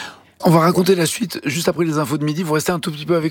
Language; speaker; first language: French; native; French